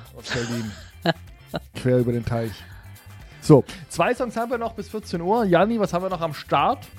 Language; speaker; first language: German; native; German